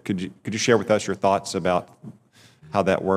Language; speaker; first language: English; native; English